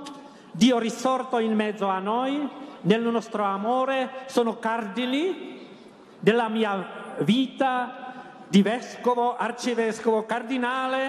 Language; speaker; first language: Italian; non-native, fluent; Czech